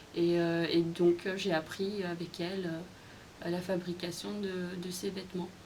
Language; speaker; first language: French; early bilingual, other home language; Khmer